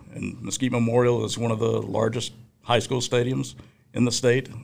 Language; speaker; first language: English; native; English